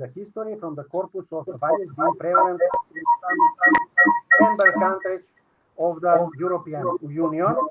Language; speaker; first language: English; non-native, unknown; Macedonian